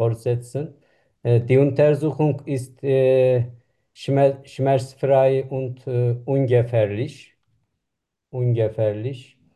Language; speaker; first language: German; non-native, learner; Turkish